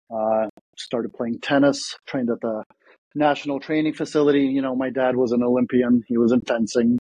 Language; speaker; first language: English; early bilingual, other home language; Russian